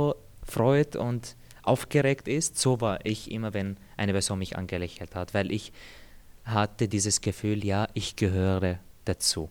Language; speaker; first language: German; non-native, fluent; Arabic